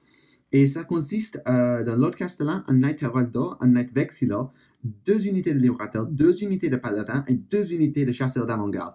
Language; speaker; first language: French; non-native, learner; English